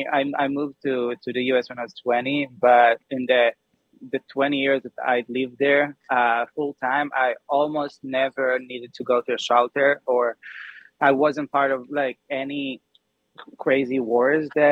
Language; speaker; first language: English; non-native, fluent; Hebrew